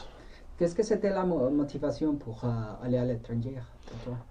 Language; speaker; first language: French; non-native, learner; Spanish